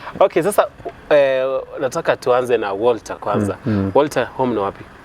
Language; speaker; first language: Swahili; non-native, local second language; Gusii